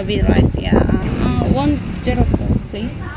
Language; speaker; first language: English; non-native, learner; Korean